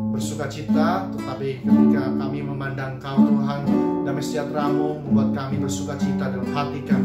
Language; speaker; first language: Indonesian; native; Indonesian